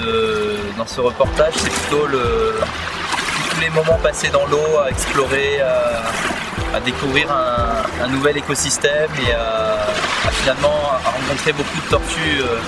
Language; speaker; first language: French; native; French